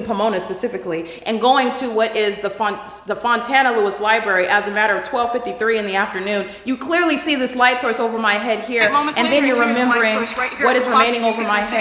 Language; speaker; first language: English; native; English